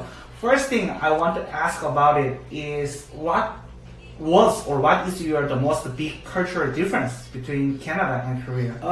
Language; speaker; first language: English; non-native, learner; Korean